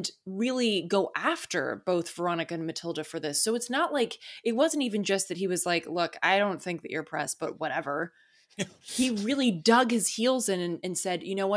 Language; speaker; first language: English; native; English